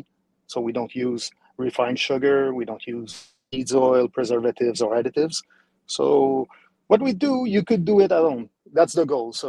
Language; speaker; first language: English; non-native, fluent; French